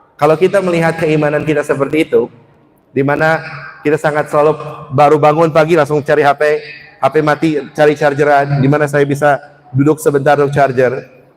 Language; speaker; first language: Indonesian; early bilingual, heritage; Indonesian